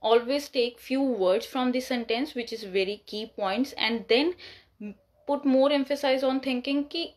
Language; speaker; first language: English; non-native, local second language; Punjabi